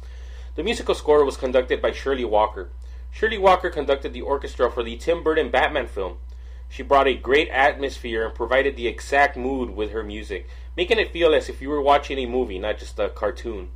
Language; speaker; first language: English; native; English